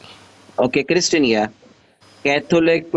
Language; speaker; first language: Indonesian; non-native, learner; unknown